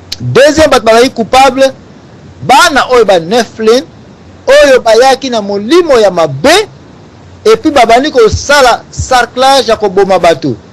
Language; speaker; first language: Lingala; native; Lingala